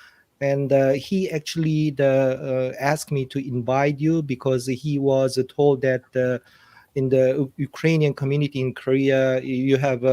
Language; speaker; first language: English; non-native, fluent; Korean